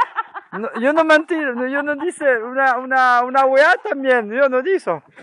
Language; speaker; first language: Spanish; non-native, learner; French